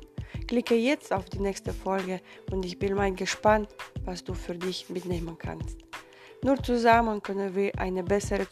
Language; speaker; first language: German; non-native, fluent; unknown